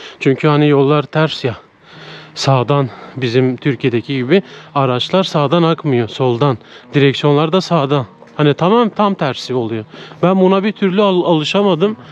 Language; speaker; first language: Turkish; native; Turkish